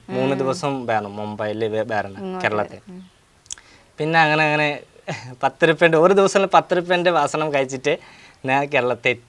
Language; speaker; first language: Malayalam; non-native, local second language; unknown